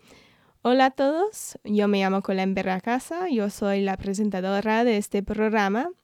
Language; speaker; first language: Spanish; non-native, fluent; English